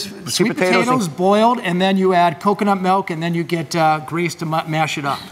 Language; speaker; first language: English; native; English